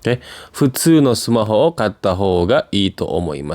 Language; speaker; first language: Japanese; non-native, fluent; Indonesian